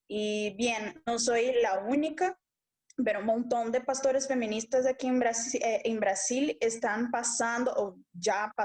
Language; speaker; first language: Spanish; non-native, local second language; Portuguese